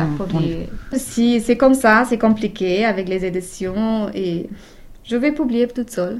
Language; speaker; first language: French; non-native, fluent; Persian